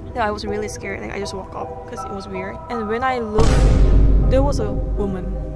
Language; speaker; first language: English; non-native, local second language; Korean